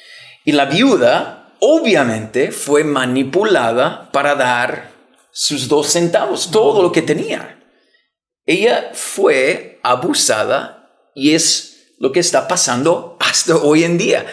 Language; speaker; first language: Spanish; non-native, fluent; English